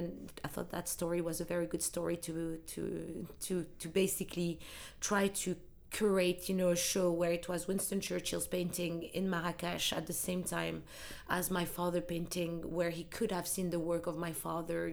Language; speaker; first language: English; non-native, fluent; Arabic